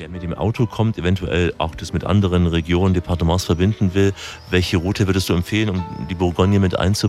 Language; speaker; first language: German; native; German